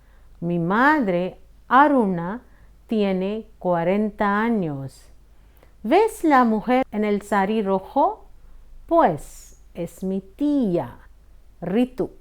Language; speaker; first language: Spanish; non-native, fluent; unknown